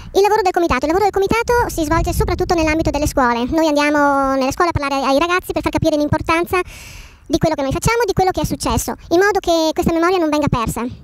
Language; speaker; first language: Italian; native; Italian